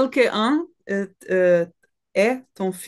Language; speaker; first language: French; non-native, learner; Portuguese